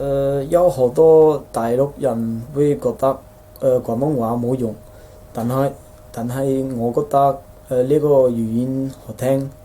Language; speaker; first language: Chinese; non-native, fluent; Dutch